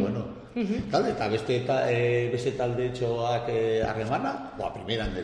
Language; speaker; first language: Basque; non-native, local second language; Spanish